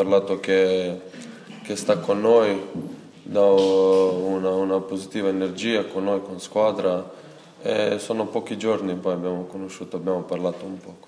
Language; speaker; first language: Italian; non-native, fluent; Serbian